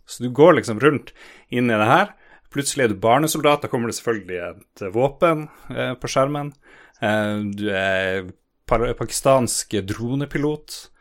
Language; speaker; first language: Norwegian; native; Norwegian